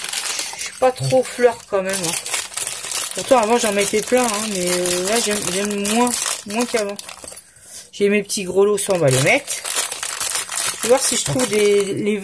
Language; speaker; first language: French; native; French